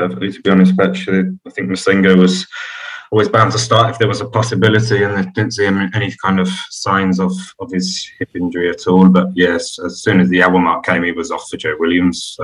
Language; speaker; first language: English; native; English